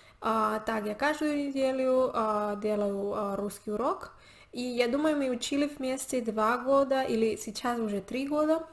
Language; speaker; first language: Russian; non-native, learner; Spanish